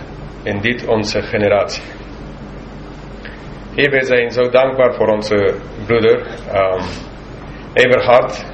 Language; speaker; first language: Dutch; non-native, fluent; English